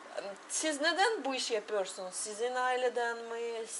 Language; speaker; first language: Turkish; non-native, fluent; Russian